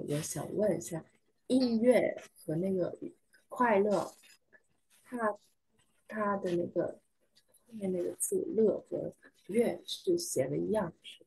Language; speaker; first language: Chinese; non-native, learner; Vietnamese